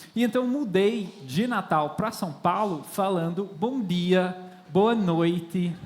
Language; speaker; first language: Portuguese; non-native, fluent; English